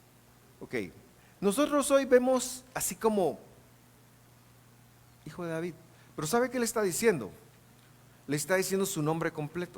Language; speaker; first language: Spanish; native; Spanish